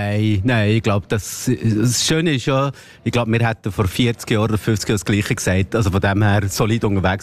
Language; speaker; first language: German; native; German